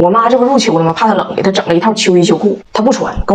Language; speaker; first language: Chinese; native; Chinese